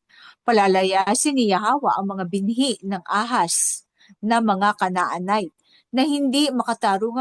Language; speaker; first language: Filipino; native; Filipino